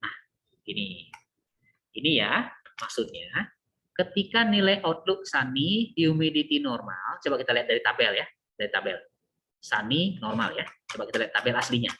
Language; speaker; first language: Indonesian; native; Indonesian